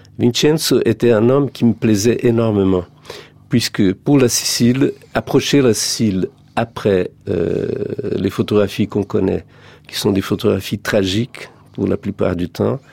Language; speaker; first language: French; non-native, fluent; Portuguese